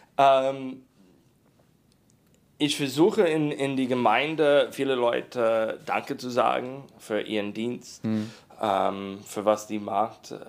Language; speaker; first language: German; non-native, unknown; English